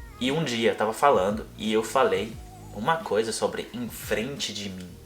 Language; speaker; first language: Portuguese; non-native, fluent; English